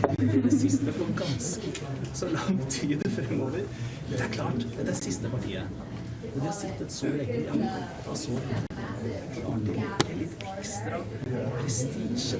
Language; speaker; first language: Norwegian; native; Norwegian